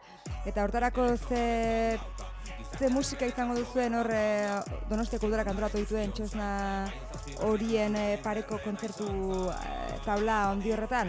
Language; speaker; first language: Basque; native; Basque